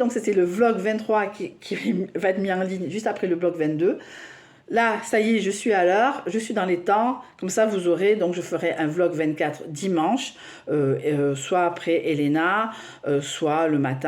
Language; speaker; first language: French; native; French